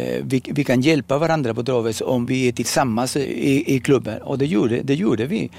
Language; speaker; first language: Swedish; non-native, fluent; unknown